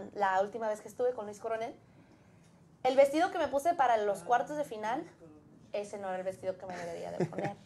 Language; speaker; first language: Spanish; early bilingual, heritage; Spanish